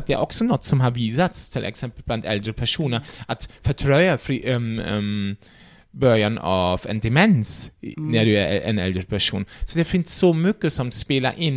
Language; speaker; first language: Swedish; non-native, fluent; German